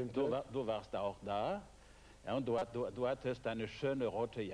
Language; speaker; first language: German; non-native, fluent; French